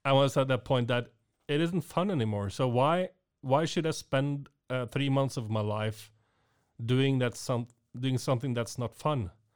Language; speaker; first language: English; non-native, fluent; Norwegian